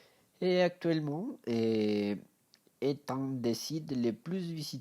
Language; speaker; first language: French; non-native, learner; Spanish